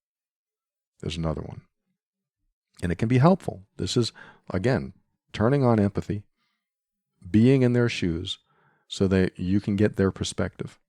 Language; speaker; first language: English; native; English